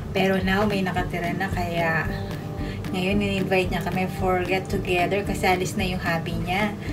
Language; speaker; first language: Filipino; non-native, local second language; Pampanga